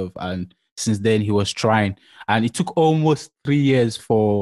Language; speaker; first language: English; non-native, local second language; Yoruba